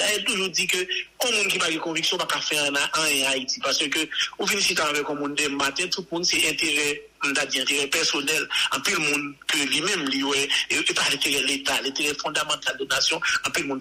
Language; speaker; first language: French; non-native, local second language; Haitian Creole